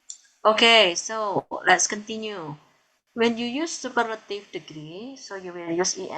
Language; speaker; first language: English; non-native, fluent; Indonesian